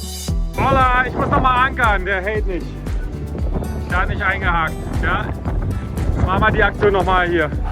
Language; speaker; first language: German; native; German